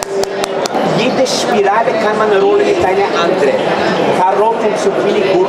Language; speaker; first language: German; non-native, fluent; Turkish